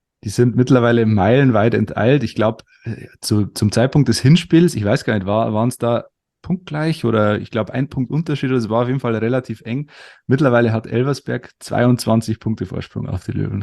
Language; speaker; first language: German; native; German